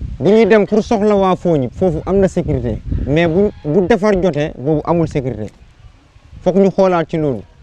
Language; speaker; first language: Wolof; non-native, local second language; Jola-Fonyi